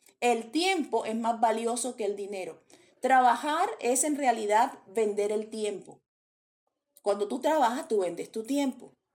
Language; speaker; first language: Spanish; native; Spanish